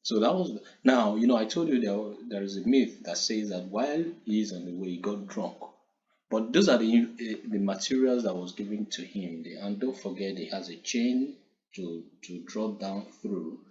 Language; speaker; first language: English; non-native, local second language; Yoruba